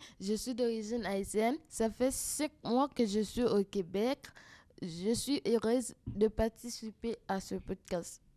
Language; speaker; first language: French; non-native, local second language; Haitian Creole